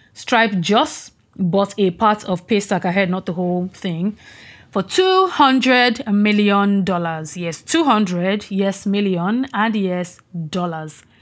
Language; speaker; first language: English; non-native, local second language; Yoruba